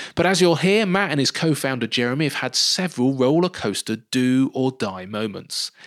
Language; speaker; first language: English; native; English